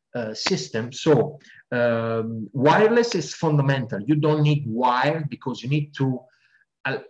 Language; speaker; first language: English; non-native, fluent; Italian